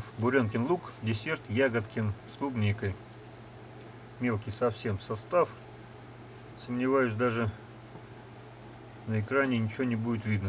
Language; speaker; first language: Russian; native; Russian